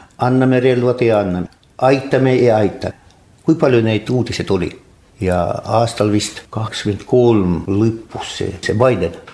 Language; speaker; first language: Estonian; non-native, local second language; Russian